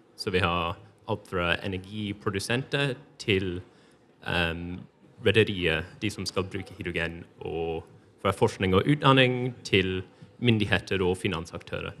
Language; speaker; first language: Norwegian; non-native, fluent; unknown